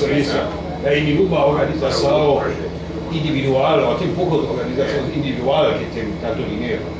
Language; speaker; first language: Portuguese; non-native, fluent; German